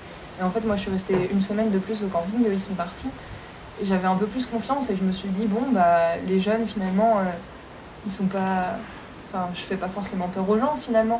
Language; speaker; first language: French; native; French